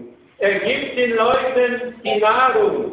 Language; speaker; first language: German; non-native, fluent; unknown